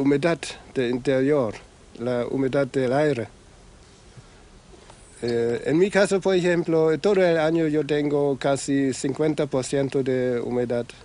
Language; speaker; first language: Spanish; non-native, fluent; German